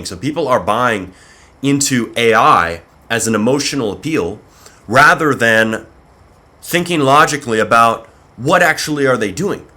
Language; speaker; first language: English; native; English